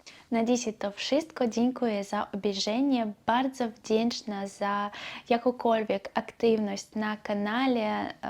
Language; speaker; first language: Polish; non-native, learner; Belarusian